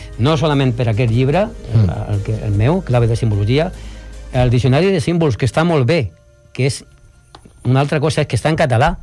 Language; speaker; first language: Catalan; non-native, local second language; Spanish